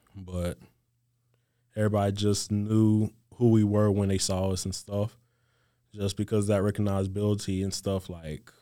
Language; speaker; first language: English; native; English